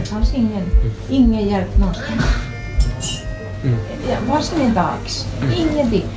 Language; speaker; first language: Swedish; non-native, learner; Finnish